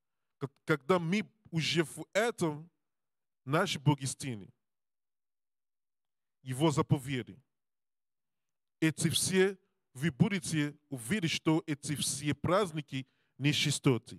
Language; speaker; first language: Russian; non-native, learner; English